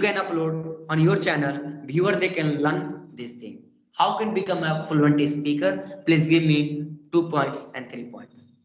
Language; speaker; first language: English; non-native, learner; Bhojpuri